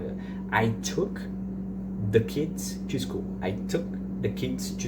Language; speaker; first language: English; non-native, fluent; Portuguese